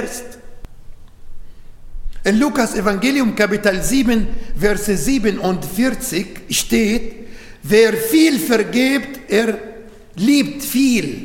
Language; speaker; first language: German; non-native, learner; Arabic